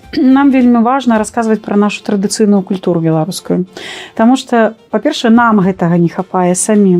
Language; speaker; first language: Belarusian; native; Belarusian